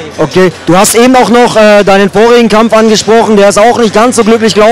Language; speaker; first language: German; native; German